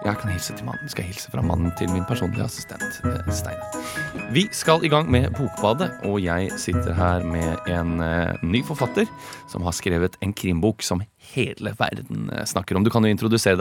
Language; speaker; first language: Norwegian; native; Norwegian